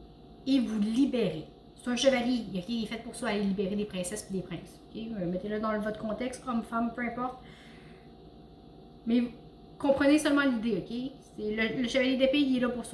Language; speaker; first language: French; native; French